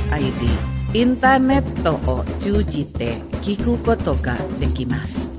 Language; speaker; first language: Japanese; non-native, fluent; Indonesian